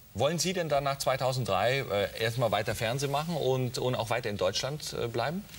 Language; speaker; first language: German; native; German